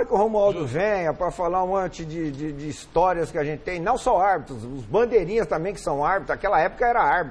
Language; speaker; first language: Portuguese; native; Portuguese